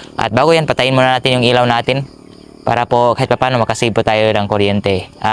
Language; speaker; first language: Filipino; non-native, local second language; Cebuano